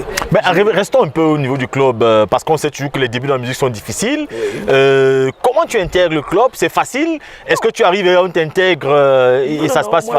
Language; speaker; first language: French; native; French